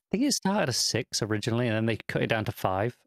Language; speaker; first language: English; native; English